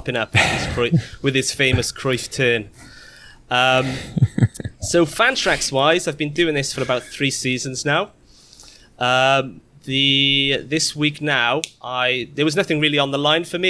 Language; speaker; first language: English; native; English